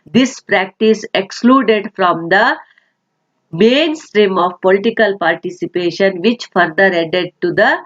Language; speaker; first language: English; non-native, local second language; Kannada